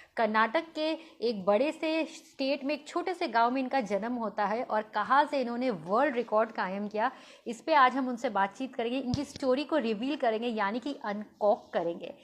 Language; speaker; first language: Hindi; native; Hindi